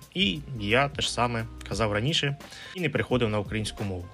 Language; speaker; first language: Ukrainian; non-native, local second language; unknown